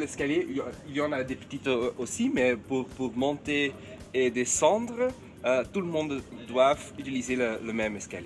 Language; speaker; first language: French; non-native, fluent; Dutch